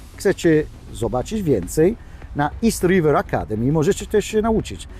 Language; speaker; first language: Polish; non-native, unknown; Italian